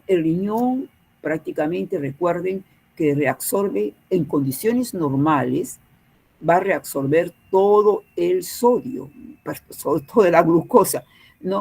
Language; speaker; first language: Spanish; native; Spanish